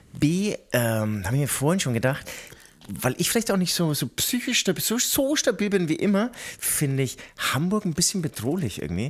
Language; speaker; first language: German; native; German